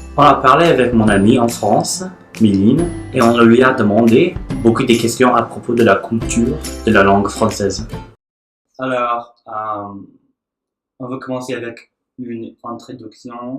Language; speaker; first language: French; non-native, learner; English